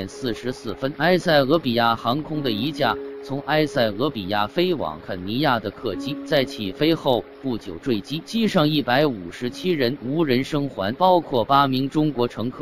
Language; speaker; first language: Chinese; native; Chinese